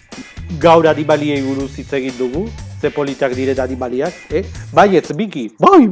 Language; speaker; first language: Basque; non-native, local second language; Spanish